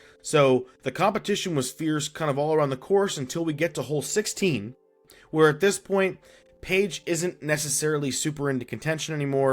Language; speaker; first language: English; native; English